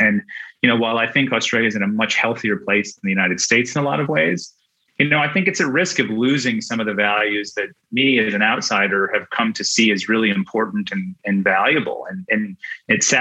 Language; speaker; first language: English; native; English